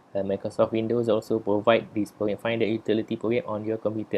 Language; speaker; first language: English; non-native, local second language; Malay